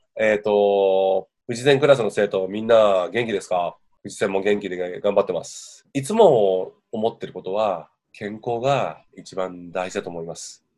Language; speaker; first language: Japanese; native; Japanese